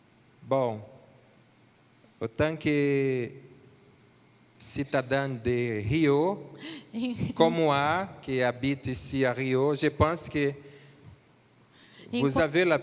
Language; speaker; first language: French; non-native, learner; Portuguese